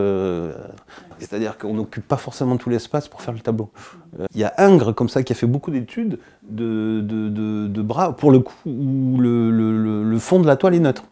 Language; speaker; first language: French; native; French